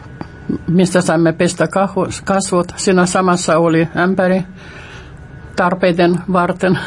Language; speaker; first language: Finnish; non-native, fluent; Russian